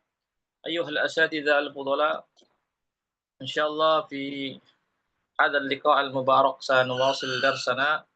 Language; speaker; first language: Arabic; non-native, fluent; Indonesian